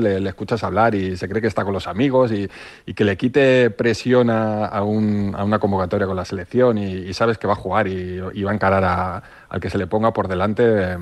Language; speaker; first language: Spanish; native; Spanish